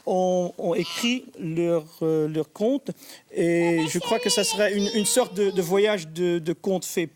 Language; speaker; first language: French; non-native, fluent; Dutch